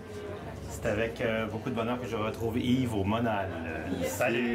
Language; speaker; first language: French; native; French